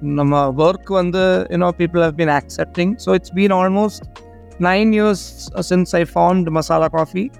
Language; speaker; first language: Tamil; non-native, learner; Malayalam